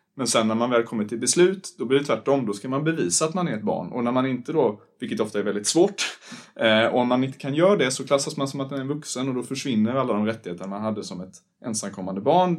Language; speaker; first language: Swedish; native; Swedish